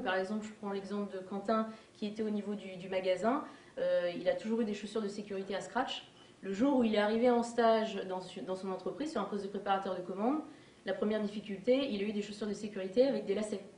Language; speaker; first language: French; native; French